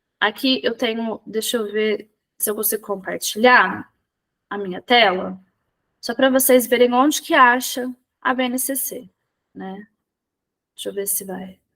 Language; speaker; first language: Portuguese; native; Portuguese